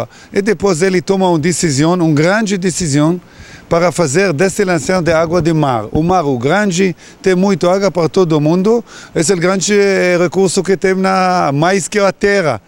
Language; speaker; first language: Portuguese; non-native, learner; Hebrew